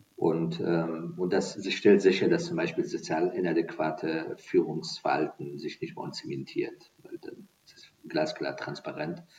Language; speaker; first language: German; non-native, fluent; Persian